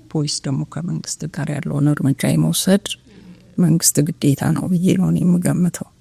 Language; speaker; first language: Amharic; non-native, local second language; Oromo